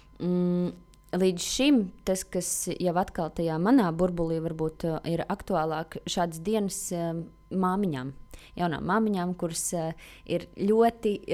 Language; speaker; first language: Latvian; native; Latvian